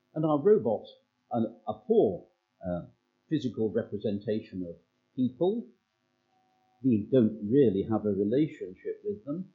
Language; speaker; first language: English; native; English